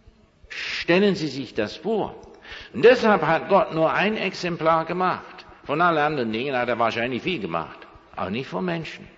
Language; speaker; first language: German; non-native, fluent; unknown